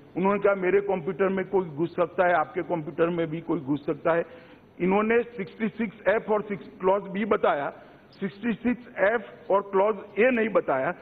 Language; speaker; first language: Hindi; non-native, local second language; Gujarati